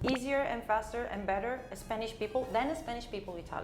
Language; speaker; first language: English; non-native, fluent; Spanish